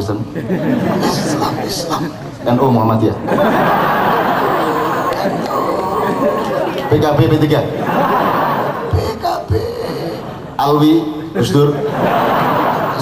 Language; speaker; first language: Indonesian; non-native, local second language; Javanese